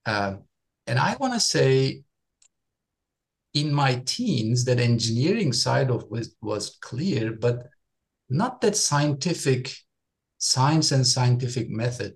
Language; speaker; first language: English; non-native, fluent; Turkish